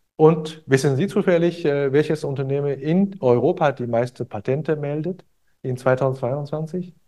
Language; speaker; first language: German; non-native, fluent; Chinese